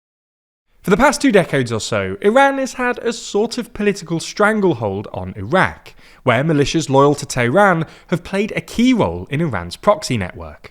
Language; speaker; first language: English; native; English